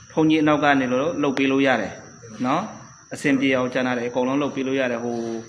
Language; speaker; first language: Burmese; native; Burmese